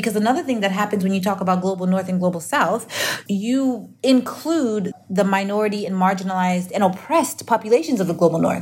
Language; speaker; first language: English; native; English